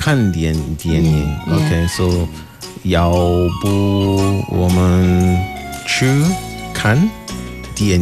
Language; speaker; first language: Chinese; non-native, learner; English